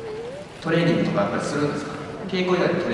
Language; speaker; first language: Japanese; native; Japanese